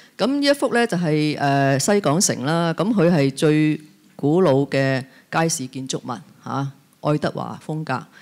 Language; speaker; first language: Cantonese; native; Cantonese